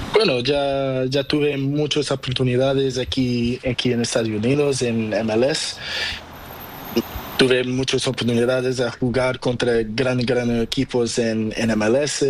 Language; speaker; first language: Spanish; non-native, learner; Portuguese